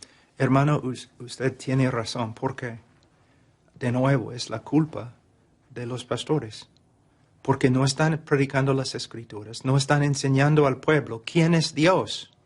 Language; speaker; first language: Spanish; non-native, fluent; English